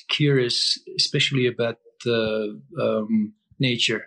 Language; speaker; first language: English; non-native, fluent; French